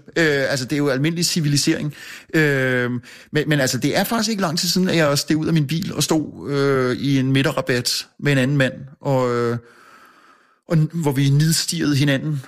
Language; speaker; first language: Danish; native; Danish